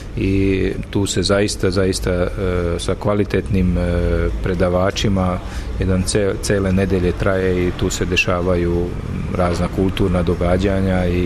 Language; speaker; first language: Serbian; non-native, local second language; Hungarian